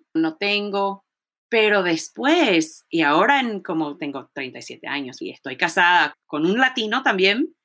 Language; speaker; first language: Spanish; early bilingual, heritage; Spanish